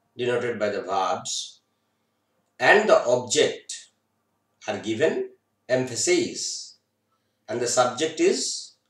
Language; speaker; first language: English; non-native, local second language; Bangla